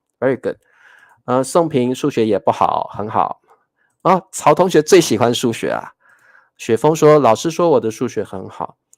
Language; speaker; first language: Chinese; native; Chinese